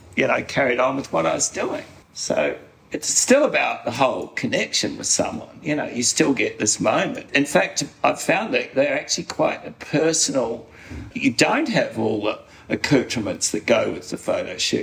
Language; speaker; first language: English; native; English